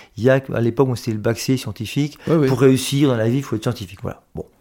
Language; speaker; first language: French; native; French